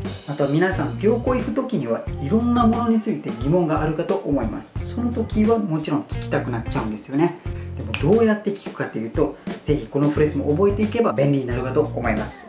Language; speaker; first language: Japanese; non-native, fluent; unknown